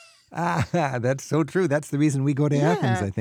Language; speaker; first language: English; native; English